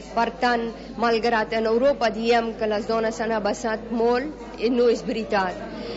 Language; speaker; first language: Catalan; non-native, fluent; Persian